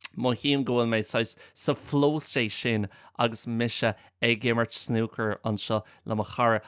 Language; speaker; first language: Irish; non-native, local second language; English